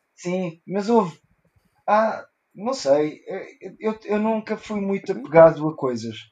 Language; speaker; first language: Portuguese; early bilingual, heritage; Portuguese